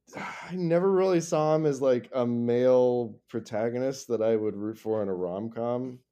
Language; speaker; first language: English; native; English